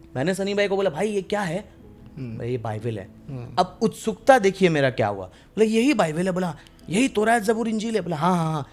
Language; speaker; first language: Hindi; non-native, local second language; Bangla